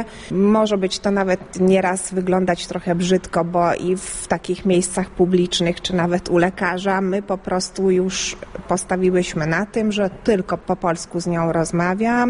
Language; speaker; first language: Polish; early bilingual, heritage; Polish